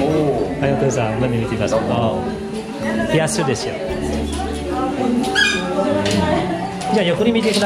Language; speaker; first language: Japanese; non-native, learner; Indonesian